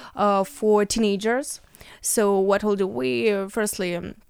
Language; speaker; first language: English; non-native, learner; Ukrainian